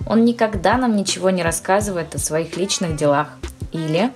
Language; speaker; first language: Russian; native; Russian